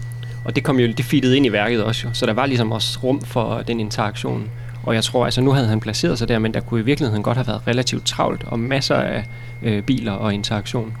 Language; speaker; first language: Danish; native; Danish